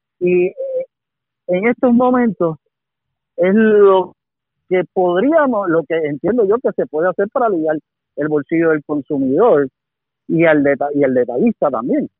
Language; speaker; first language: Spanish; native; Spanish